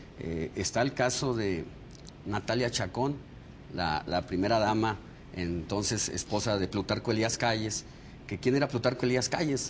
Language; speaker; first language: Spanish; native; Spanish